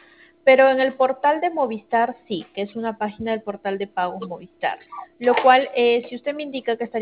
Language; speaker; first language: Spanish; native; Spanish